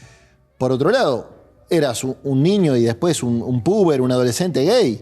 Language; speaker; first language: Spanish; native; Spanish